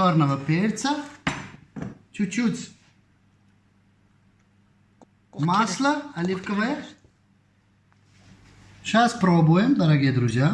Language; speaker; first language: Russian; non-native, fluent; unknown